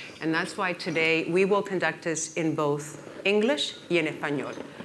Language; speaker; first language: English; early bilingual, other home language; Spanish